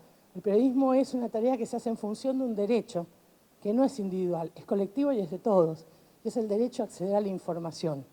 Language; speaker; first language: Spanish; native; Spanish